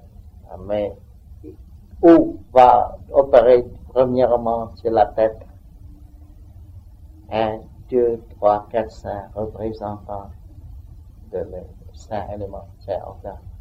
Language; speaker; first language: French; non-native, learner; Vietnamese